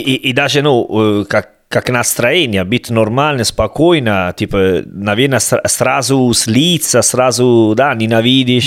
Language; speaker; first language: Russian; non-native, learner; Italian